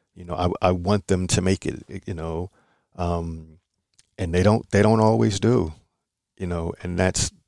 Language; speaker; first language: English; native; English